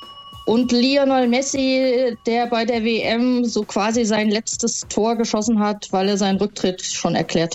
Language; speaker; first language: German; native; German